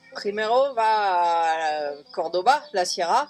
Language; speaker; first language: Spanish; non-native, learner; French